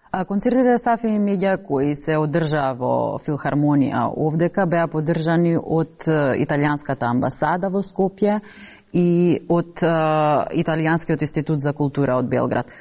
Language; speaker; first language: Macedonian; native; Macedonian